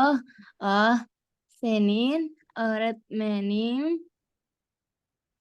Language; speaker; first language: Turkish; non-native, learner; Indonesian